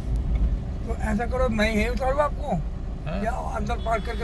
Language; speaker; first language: Hindi; native; Hindi